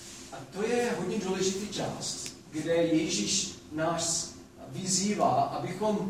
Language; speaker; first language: Czech; non-native, fluent; English